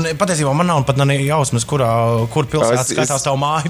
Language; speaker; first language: Latvian; native; Latvian